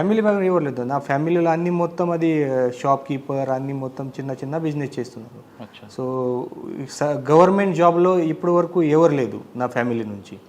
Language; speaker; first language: Telugu; non-native, learner; Marathi